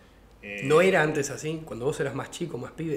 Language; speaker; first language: Spanish; native; Spanish